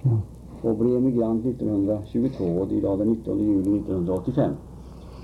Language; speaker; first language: Swedish; native; Swedish